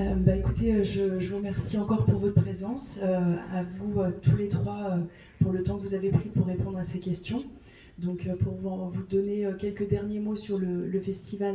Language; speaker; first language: French; native; French